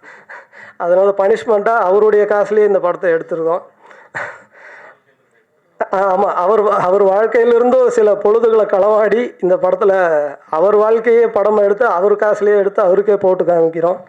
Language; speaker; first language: Tamil; native; Tamil